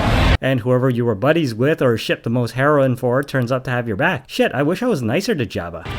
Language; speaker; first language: English; native; English